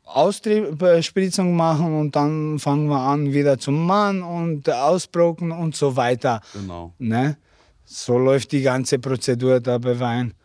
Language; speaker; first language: German; non-native, learner; Slovenian